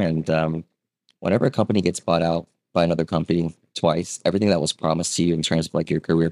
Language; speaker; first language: English; early bilingual, other home language; Vietnamese